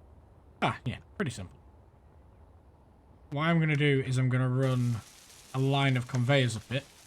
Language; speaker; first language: English; native; English